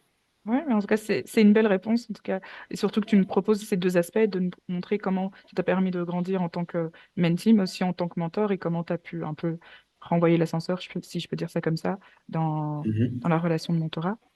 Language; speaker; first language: French; native; French